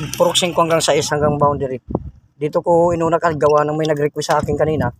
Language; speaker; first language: Filipino; non-native, local second language; Waray